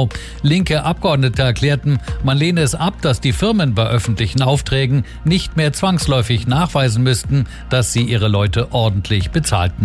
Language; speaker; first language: German; native; German